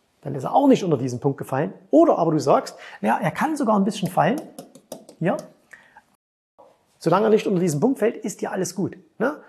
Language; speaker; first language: German; native; German